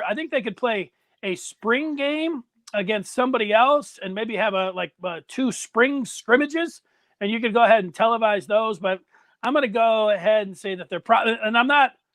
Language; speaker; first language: English; native; English